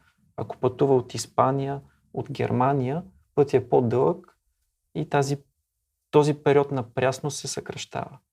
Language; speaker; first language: Bulgarian; native; Bulgarian